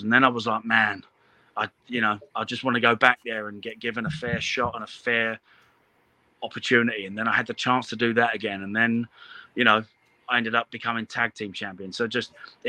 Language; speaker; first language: English; native; English